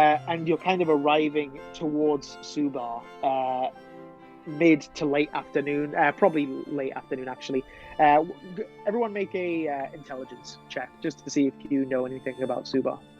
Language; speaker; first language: English; native; English